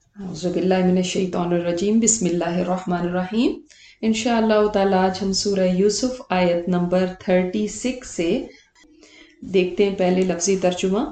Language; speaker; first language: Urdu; native; Urdu